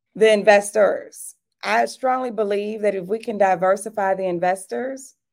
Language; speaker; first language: English; native; English